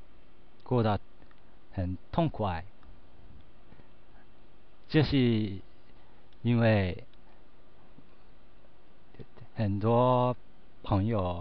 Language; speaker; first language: Chinese; non-native, learner; Japanese